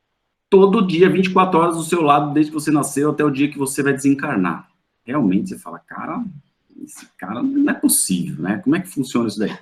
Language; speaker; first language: Portuguese; native; Portuguese